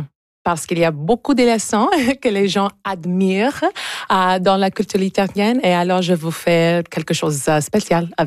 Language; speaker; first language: French; non-native, local second language; English